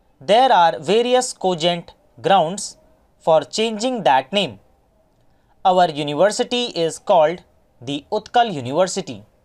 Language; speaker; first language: English; non-native, local second language; Hindi